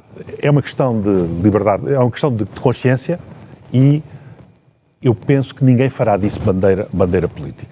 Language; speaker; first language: Portuguese; native; Portuguese